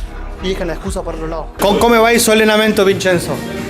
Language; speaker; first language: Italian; non-native, learner; Spanish